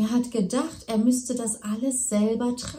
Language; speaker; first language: German; native; German